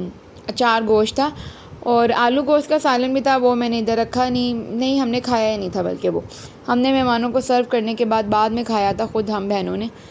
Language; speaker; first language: Urdu; native; Urdu